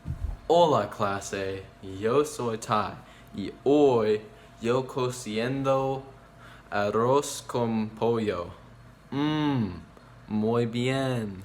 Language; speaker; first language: Spanish; non-native, learner; English